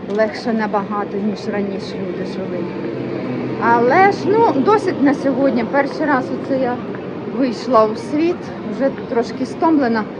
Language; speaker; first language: Ukrainian; non-native, local second language; Russian